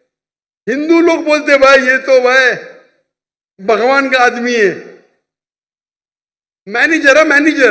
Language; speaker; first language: Hindi; non-native, local second language; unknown